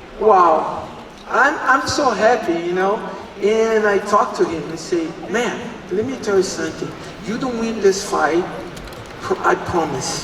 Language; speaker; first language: English; non-native, learner; Portuguese